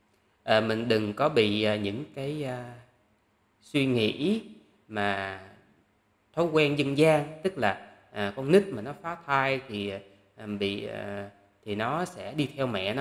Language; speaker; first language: Vietnamese; native; Vietnamese